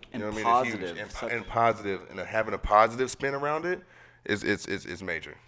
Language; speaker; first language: English; native; English